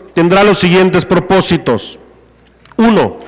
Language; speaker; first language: Spanish; native; Spanish